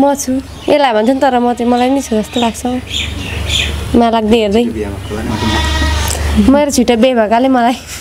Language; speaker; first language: Nepali; native; Nepali